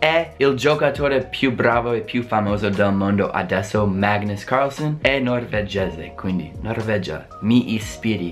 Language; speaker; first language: Italian; non-native, fluent; English